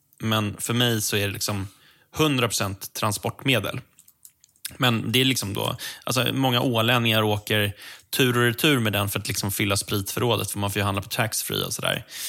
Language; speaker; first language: Swedish; native; Swedish